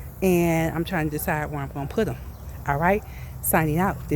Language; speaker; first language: English; native; English